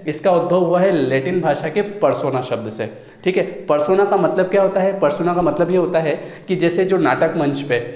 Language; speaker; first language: Hindi; native; Hindi